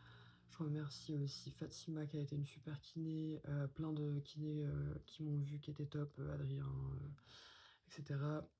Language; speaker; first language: French; native; French